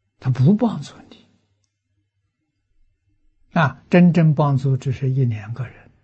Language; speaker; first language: Chinese; native; Chinese